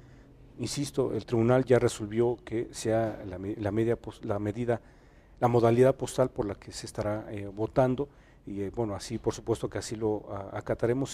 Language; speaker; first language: Spanish; native; Spanish